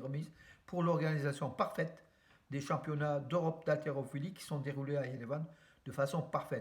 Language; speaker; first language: French; native; French